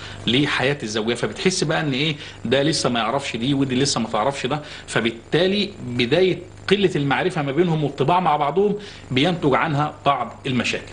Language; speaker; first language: Arabic; native; Arabic